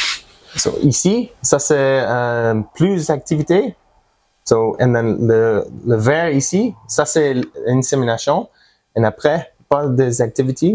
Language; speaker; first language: French; non-native, learner; English